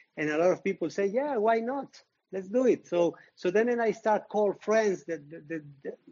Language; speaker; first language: English; non-native, learner; Spanish